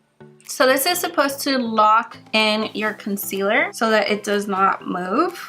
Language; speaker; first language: English; native; English